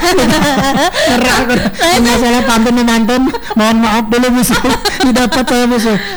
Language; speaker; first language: Indonesian; non-native, local second language; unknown